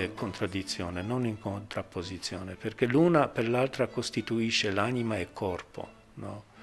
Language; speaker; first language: Italian; non-native, fluent; Polish